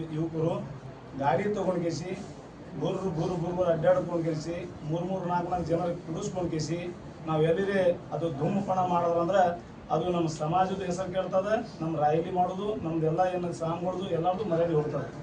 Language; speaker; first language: Kannada; non-native, local second language; Lambadi